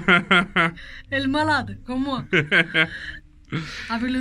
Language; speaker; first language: French; non-native, local second language; Romanian